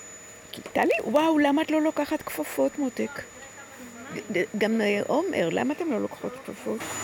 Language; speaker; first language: Hebrew; native; Hebrew